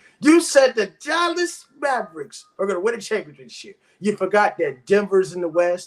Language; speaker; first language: English; native; English